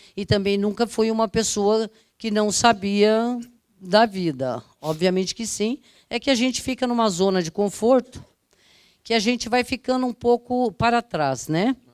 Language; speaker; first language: Portuguese; early bilingual, other home language; Italian